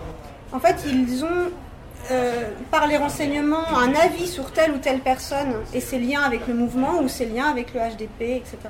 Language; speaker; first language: French; native; French